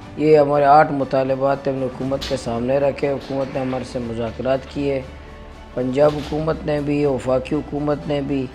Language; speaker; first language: Urdu; non-native, local second language; Baluchi